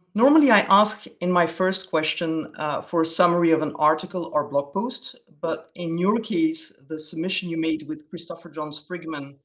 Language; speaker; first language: English; non-native, fluent; Dutch